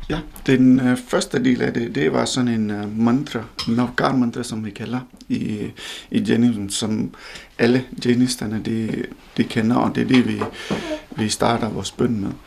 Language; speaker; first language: Danish; non-native, fluent; Hindi